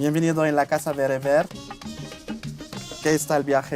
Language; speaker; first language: Spanish; non-native, fluent; Berber languages